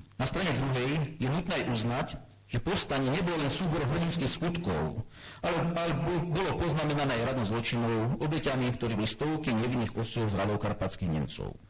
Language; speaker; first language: Slovak; non-native, local second language; German